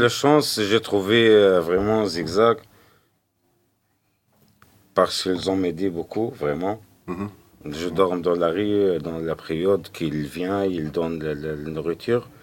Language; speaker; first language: French; non-native, learner; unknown